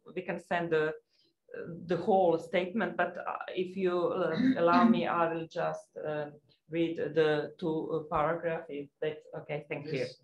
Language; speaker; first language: English; non-native, fluent; Croatian